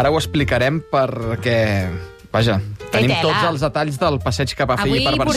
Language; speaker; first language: Catalan; native; Catalan